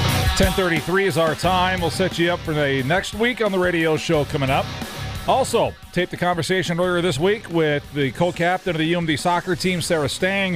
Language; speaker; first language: English; native; English